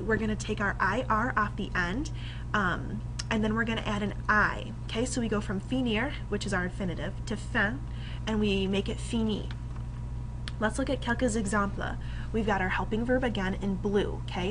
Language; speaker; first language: English; native; English